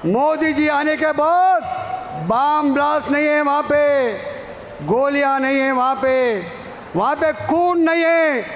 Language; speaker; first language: Hindi; non-native, local second language; Telugu